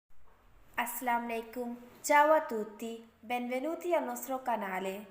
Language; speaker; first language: Italian; non-native, learner; Urdu